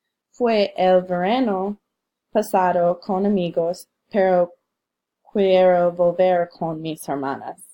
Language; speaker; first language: Spanish; non-native, learner; English